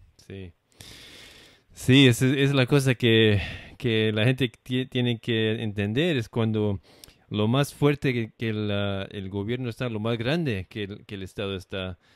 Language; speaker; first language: Spanish; non-native, learner; English